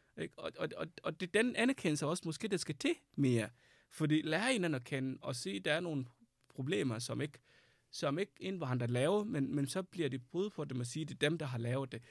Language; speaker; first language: Danish; non-native, fluent; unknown